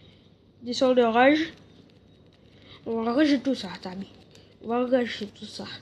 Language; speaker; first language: French; native; French